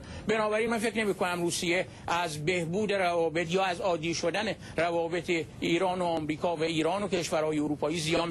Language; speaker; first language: Persian; native; Persian